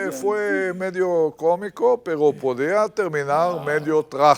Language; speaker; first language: Spanish; non-native, fluent; Hebrew